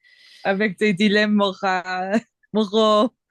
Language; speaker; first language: French; non-native, learner; English